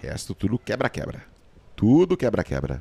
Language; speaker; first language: Portuguese; native; Portuguese